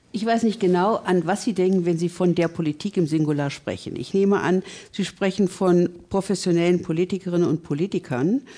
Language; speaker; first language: German; native; German